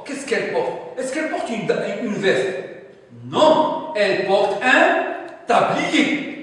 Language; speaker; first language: French; non-native, local second language; Arabic